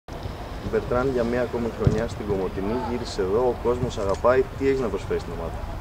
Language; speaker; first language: Greek; native; Greek